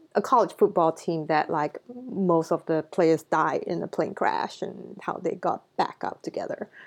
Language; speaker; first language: English; non-native, local second language; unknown